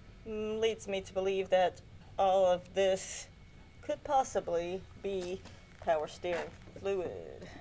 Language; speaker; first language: English; native; English